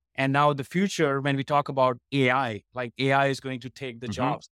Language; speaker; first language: English; non-native, local second language; Hindi